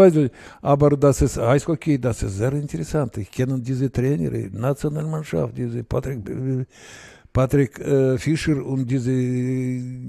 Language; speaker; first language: German; non-native, learner; Russian